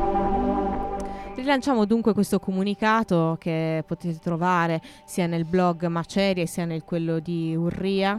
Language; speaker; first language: Italian; native; Italian